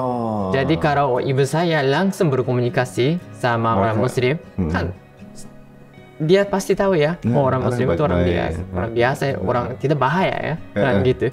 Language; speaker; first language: Indonesian; non-native, fluent; Japanese